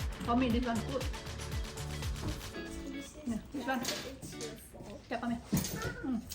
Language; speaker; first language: English; non-native, learner; Lao